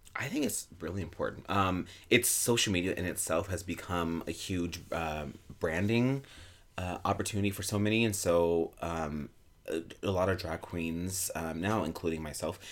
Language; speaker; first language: English; native; English